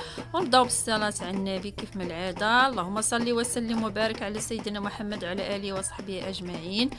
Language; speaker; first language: Arabic; native; Arabic